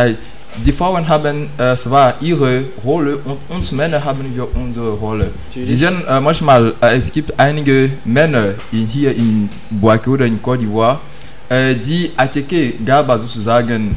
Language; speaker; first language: German; non-native, learner; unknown